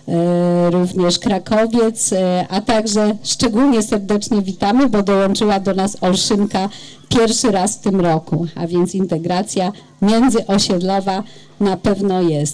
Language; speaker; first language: Polish; native; Polish